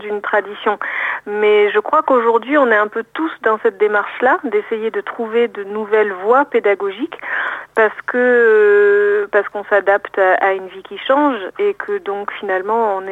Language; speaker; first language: French; native; French